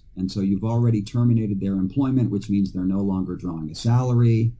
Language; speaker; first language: English; native; English